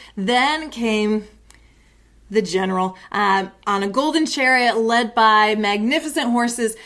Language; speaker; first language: English; native; English